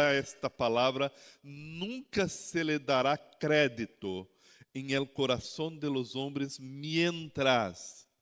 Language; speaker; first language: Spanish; non-native, learner; Portuguese